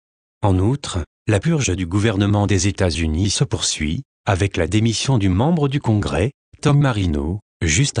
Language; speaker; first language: French; native; French